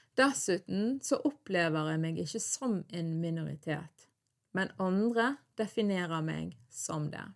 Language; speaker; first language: Norwegian; native; Norwegian